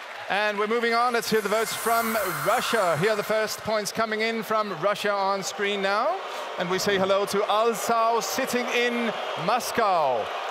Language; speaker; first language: English; non-native, fluent; Danish